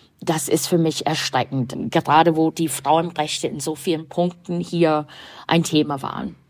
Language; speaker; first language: German; non-native, fluent; English